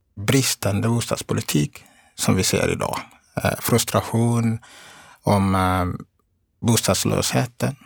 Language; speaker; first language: Swedish; non-native, fluent; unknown